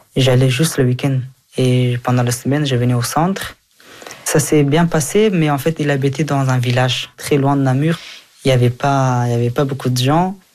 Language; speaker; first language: French; early bilingual, other home language; Hazaragi